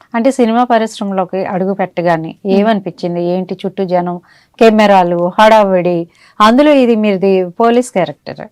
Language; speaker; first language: Telugu; native; Telugu